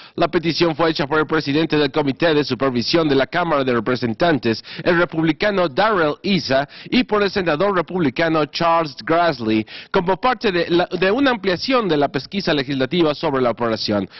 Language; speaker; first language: Spanish; native; Spanish